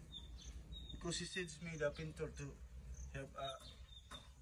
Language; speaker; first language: English; non-native, learner; Cebuano